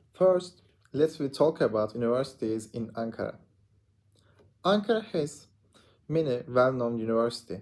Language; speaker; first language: English; non-native, learner; Turkish